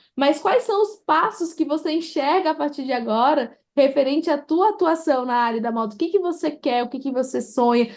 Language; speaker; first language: Portuguese; native; Portuguese